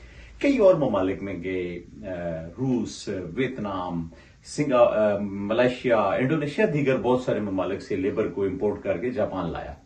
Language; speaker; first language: Hindi; native; Hindi